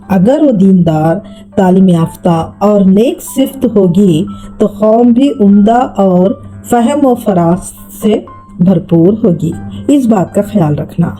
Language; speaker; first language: Urdu; native; Urdu